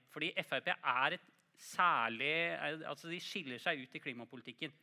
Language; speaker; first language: Norwegian; native; Norwegian